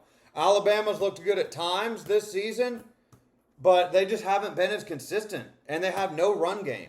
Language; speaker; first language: English; native; English